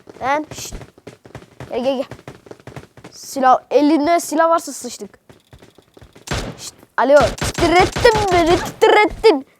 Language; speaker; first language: Turkish; native; Turkish